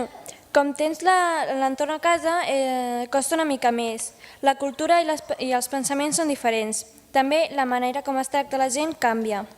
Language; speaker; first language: Catalan; early bilingual, other home language; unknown